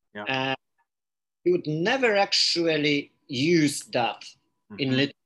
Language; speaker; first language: English; non-native, fluent; Polish